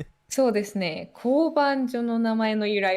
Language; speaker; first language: Japanese; native; Japanese